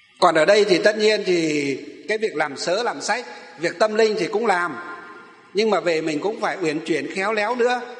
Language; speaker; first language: Vietnamese; native; Vietnamese